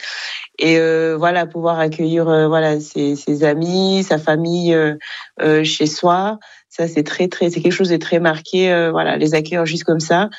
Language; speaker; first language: French; non-native, local second language; Kinyarwanda